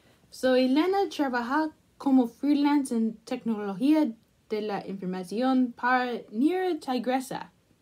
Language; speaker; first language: Spanish; non-native, learner; English